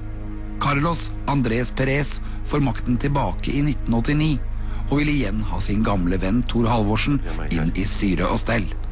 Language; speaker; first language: Norwegian; native; Norwegian